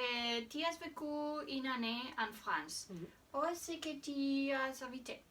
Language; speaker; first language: French; non-native, learner; Spanish